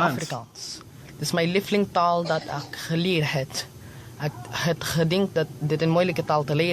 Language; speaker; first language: Dutch; non-native, learner; Filipino